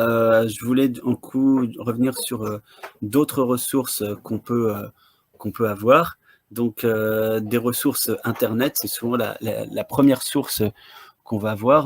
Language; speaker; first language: French; native; French